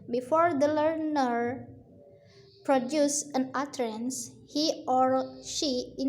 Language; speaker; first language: English; non-native, learner; Indonesian